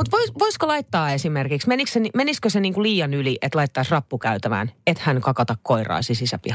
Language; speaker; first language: Finnish; native; Finnish